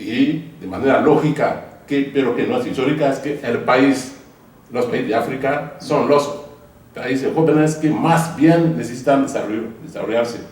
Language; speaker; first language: Spanish; non-native, fluent; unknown